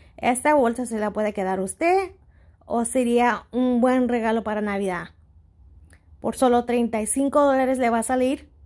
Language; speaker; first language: Spanish; early bilingual, heritage; Spanish